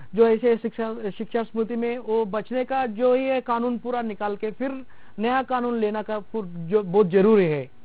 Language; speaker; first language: Hindi; non-native, local second language; Telugu